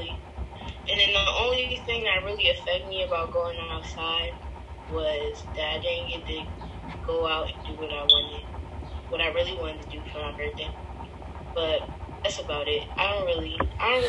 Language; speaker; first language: English; native; English